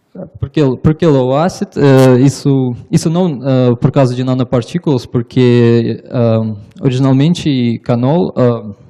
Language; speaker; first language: Portuguese; non-native, learner; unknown